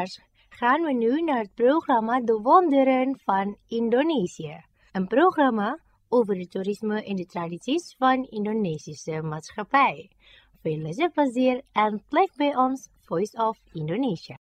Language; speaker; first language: Dutch; non-native, fluent; Indonesian